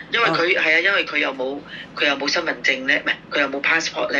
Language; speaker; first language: Cantonese; native; Cantonese